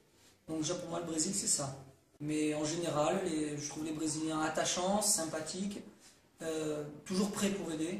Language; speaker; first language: French; native; French